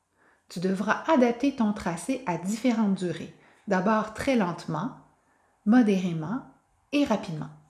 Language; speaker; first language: French; native; French